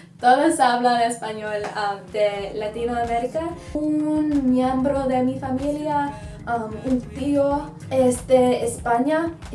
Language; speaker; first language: Spanish; early bilingual, heritage; English